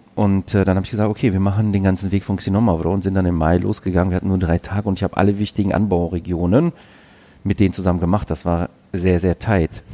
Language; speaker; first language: German; early bilingual, other home language; Greek